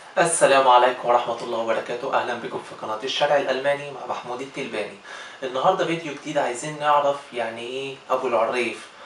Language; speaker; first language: Egyptian Arabic; native; Egyptian Arabic